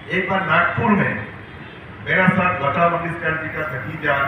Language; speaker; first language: Hindi; non-native, local second language; Assamese